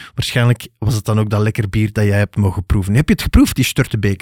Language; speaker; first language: Dutch; native; Dutch